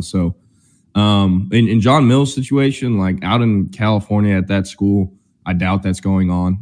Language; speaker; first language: English; native; English